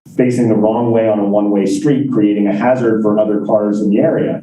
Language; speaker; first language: English; native; English